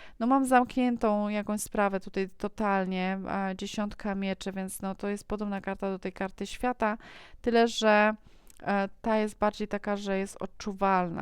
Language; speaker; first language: Polish; native; Polish